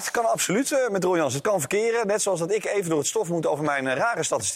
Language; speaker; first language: Dutch; native; Dutch